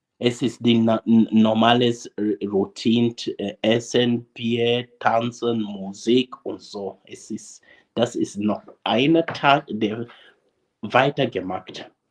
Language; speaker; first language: German; non-native, learner; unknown